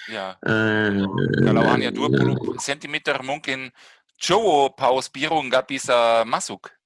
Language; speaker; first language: Indonesian; non-native, fluent; German